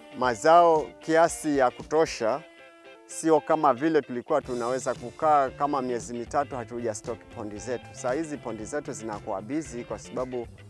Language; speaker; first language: Swahili; native; Swahili